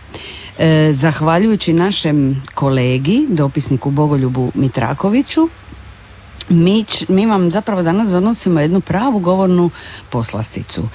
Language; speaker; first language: Serbian; native; Serbian